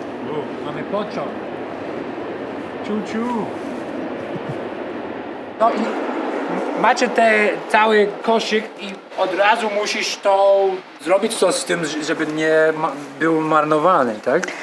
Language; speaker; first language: Polish; non-native, learner; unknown